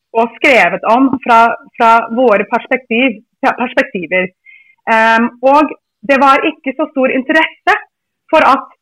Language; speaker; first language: Norwegian; non-native, fluent; English